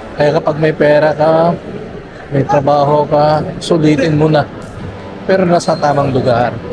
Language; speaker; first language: Filipino; native; Filipino